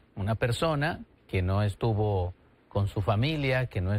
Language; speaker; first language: Spanish; native; Spanish